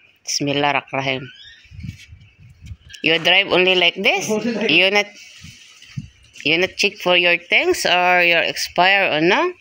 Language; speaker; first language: English; non-native, learner; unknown